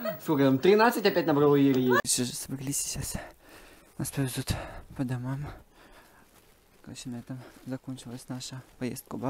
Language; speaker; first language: Russian; native; Russian